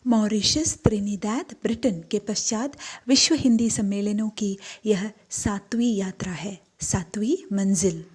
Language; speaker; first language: Hindi; non-native, local second language; Malayalam